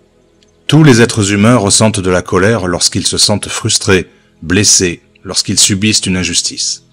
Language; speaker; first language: French; native; French